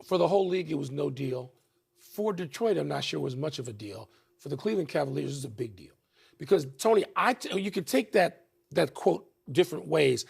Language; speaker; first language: English; native; English